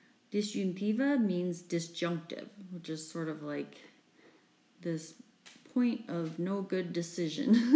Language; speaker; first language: English; native; English